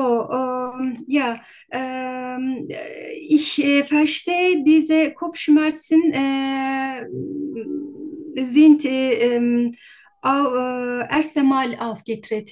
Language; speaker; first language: German; non-native, learner; Turkish